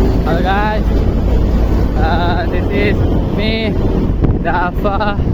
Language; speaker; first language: English; non-native, learner; Indonesian